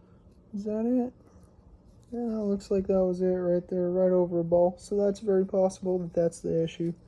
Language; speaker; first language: English; native; English